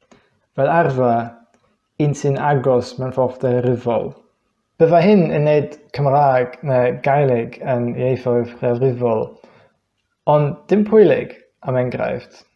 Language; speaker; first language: Welsh; non-native, fluent; English